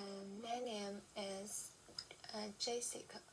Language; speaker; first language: English; non-native, learner; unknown